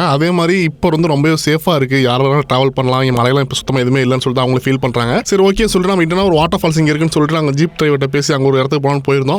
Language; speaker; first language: Tamil; native; Tamil